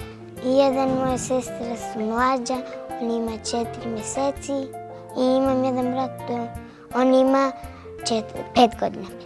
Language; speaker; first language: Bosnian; non-native, learner; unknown